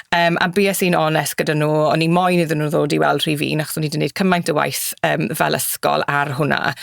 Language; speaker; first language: Welsh; native; Welsh